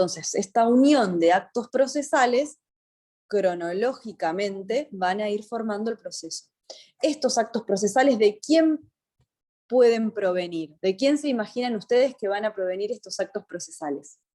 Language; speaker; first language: Spanish; native; Spanish